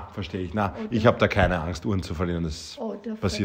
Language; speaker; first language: German; native; German